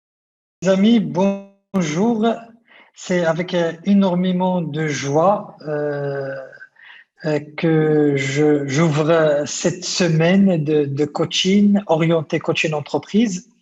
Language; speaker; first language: French; non-native, local second language; Arabic